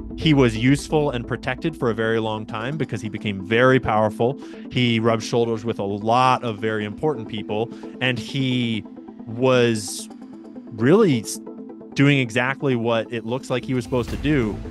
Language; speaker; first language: English; native; English